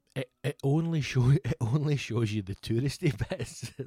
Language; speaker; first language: English; native; English